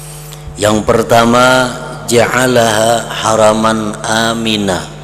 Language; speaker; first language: Indonesian; non-native, local second language; Banjar